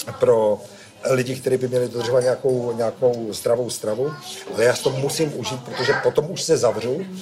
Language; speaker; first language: Czech; native; Czech